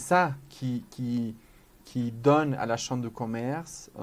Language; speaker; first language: French; non-native, fluent; Spanish